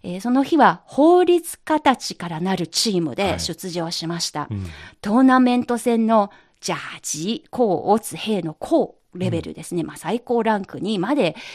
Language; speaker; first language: Japanese; non-native, fluent; Chinese